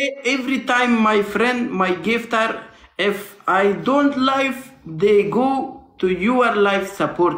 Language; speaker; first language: English; non-native, learner; Persian